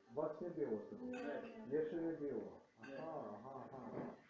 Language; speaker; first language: Polish; non-native, learner; Serbian